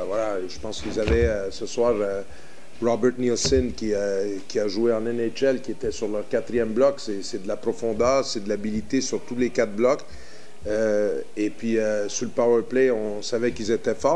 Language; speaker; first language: French; native; French